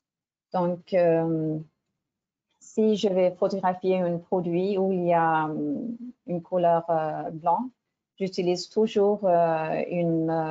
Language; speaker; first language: French; non-native, fluent; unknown